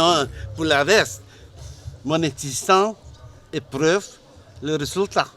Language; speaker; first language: French; non-native, learner; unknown